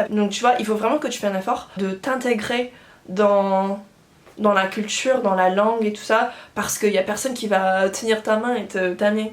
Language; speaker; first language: French; non-native, fluent; English